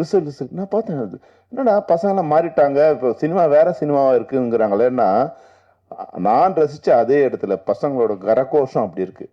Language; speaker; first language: Tamil; native; Tamil